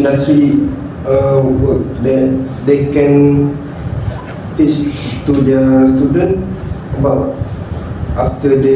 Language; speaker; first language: English; non-native, learner; Malay